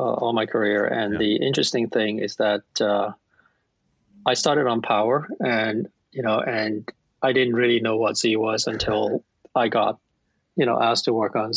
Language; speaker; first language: English; non-native, local second language; Cantonese